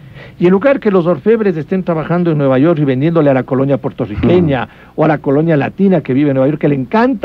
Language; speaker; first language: Spanish; native; Spanish